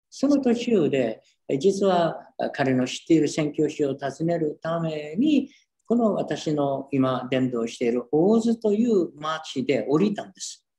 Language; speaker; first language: Japanese; native; Japanese